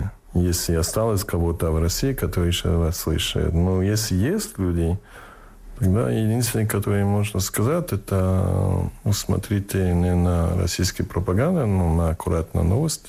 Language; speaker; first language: Russian; non-native, fluent; English